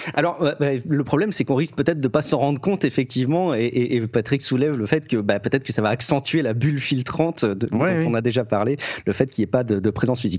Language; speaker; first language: French; native; French